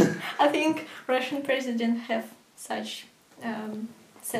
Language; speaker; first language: English; non-native, learner; Russian